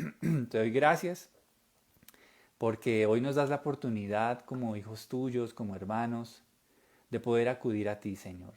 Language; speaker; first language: Spanish; native; Spanish